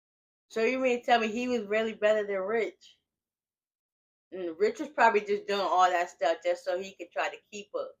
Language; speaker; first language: English; native; English